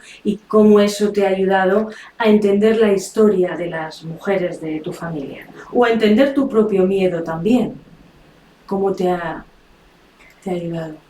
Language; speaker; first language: Spanish; native; Spanish